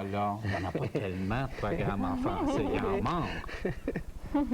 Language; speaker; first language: French; native; French